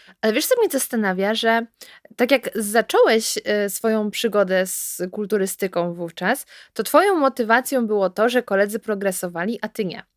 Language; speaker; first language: Polish; native; Polish